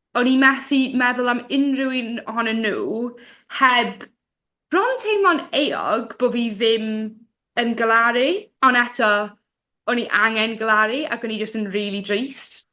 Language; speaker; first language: Welsh; native; Welsh